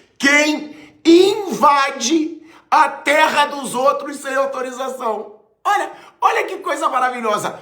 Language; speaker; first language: Portuguese; native; Portuguese